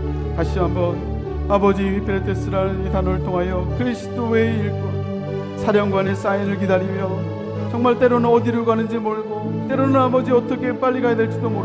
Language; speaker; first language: Korean; native; Korean